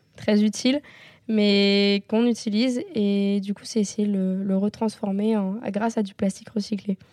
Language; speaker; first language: French; native; French